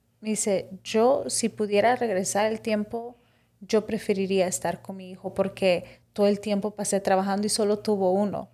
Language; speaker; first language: Spanish; early bilingual, heritage; Spanish